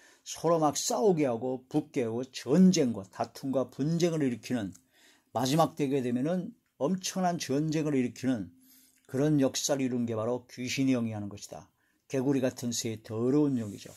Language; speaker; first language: Korean; native; Korean